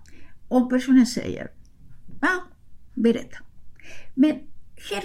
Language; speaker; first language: Swedish; non-native, fluent; Spanish